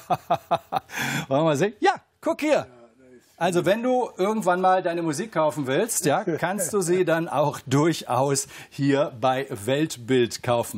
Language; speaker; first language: German; native; German